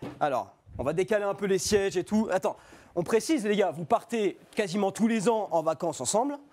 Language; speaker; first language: French; native; French